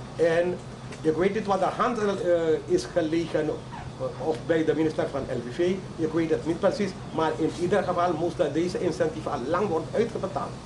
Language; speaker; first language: Dutch; native; Dutch